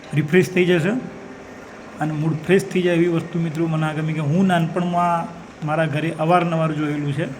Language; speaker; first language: Gujarati; native; Gujarati